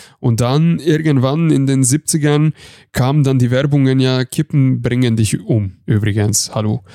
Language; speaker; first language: German; non-native, fluent; Hungarian